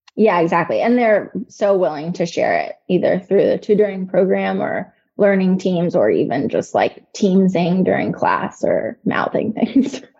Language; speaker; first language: English; native; English